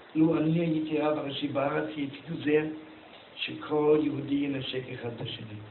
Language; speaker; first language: Hebrew; non-native, fluent; German